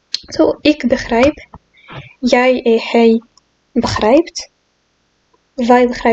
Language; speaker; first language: Dutch; non-native, learner; French